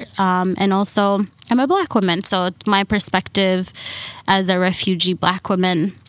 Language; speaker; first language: English; early bilingual, other home language; Somali